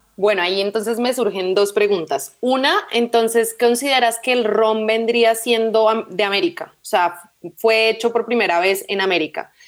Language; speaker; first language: Spanish; native; Spanish